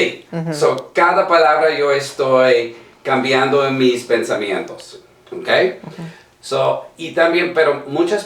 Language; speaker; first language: Spanish; non-native, learner; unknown